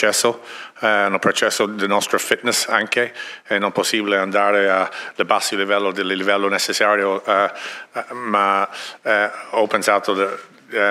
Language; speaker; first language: Italian; non-native, learner; English